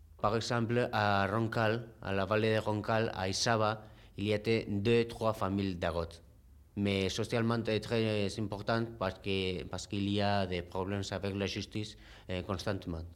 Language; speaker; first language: French; non-native, fluent; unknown